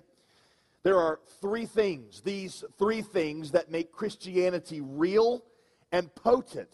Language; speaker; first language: English; native; English